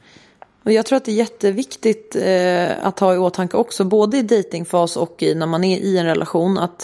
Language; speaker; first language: Swedish; native; Swedish